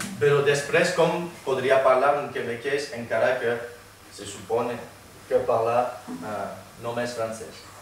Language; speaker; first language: Catalan; non-native, fluent; French